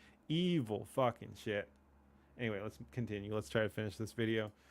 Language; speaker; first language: English; native; English